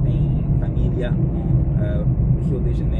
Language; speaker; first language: Portuguese; non-native, learner; English